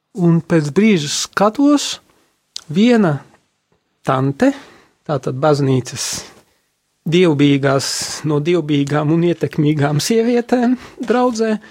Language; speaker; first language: Latvian; non-native, local second language; Polish